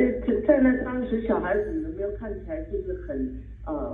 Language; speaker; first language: Chinese; native; Chinese